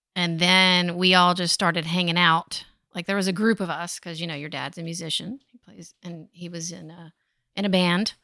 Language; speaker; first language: English; native; English